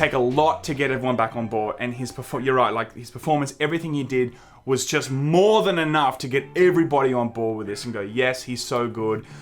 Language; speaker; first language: English; native; English